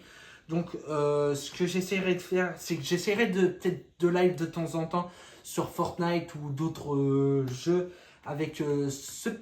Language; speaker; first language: French; native; French